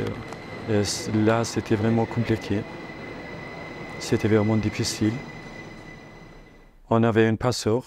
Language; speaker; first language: French; non-native, fluent; Persian